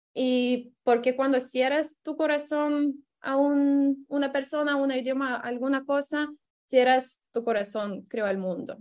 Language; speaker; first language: Spanish; non-native, fluent; Lithuanian